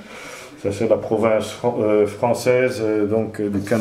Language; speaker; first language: French; non-native, fluent; Dutch